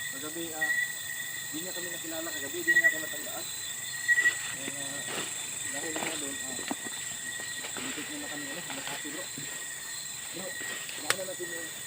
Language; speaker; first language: Filipino; non-native, local second language; Cebuano